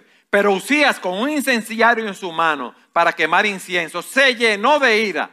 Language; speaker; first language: Spanish; native; Spanish